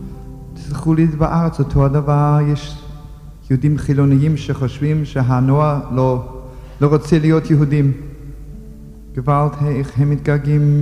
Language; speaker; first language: Hebrew; non-native, fluent; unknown